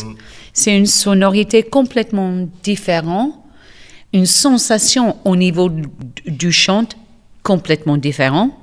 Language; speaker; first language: French; non-native, fluent; English